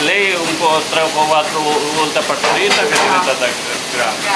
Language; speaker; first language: Italian; non-native, learner; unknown